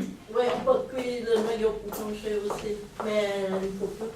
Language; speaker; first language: French; non-native, learner; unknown